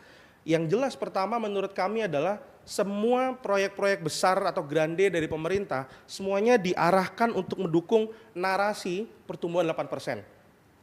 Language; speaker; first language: Indonesian; native; Indonesian